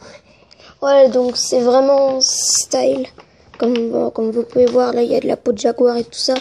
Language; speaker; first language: French; native; French